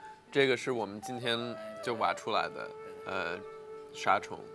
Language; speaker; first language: Chinese; non-native, fluent; English